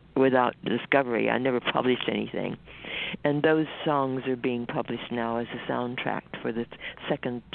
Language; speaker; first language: English; native; English